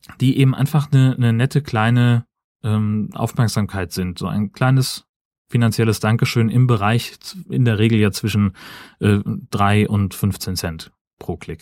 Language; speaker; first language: German; native; German